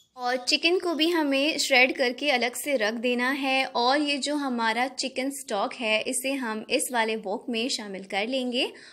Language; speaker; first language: Hindi; native; Hindi